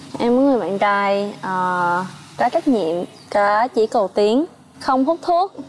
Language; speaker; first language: Vietnamese; early bilingual, other home language; English